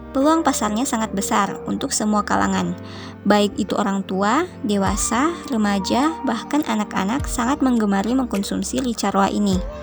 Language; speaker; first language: Indonesian; native; Indonesian